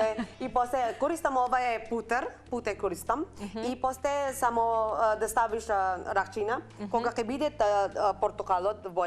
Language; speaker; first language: Macedonian; non-native, learner; Filipino